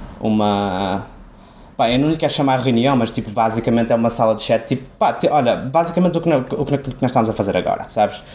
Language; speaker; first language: Portuguese; native; Portuguese